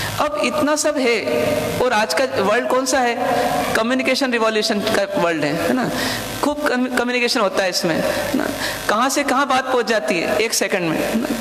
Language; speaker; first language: Hindi; non-native, local second language; Marwari